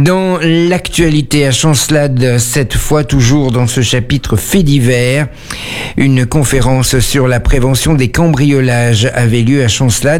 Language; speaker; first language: French; native; French